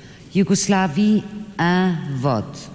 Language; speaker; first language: French; non-native, fluent; German